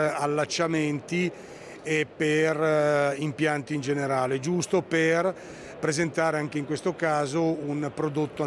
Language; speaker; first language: Italian; native; Italian